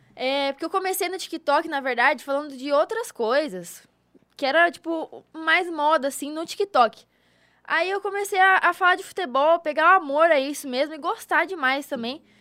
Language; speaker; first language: Portuguese; native; Portuguese